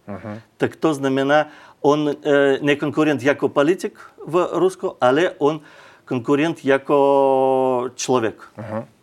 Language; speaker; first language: Czech; non-native, learner; Russian